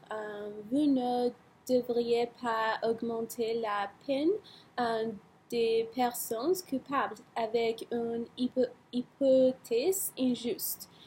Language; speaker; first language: French; non-native, learner; English